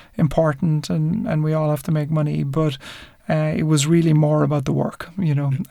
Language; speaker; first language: English; native; English